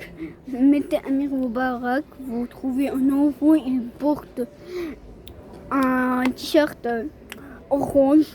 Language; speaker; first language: French; non-native, learner; Arabic